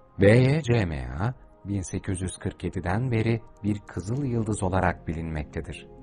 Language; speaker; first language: Turkish; native; Turkish